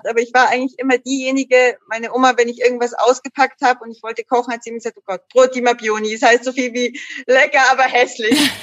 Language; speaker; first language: German; native; German